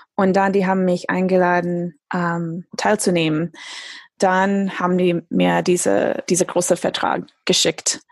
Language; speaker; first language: German; non-native, fluent; English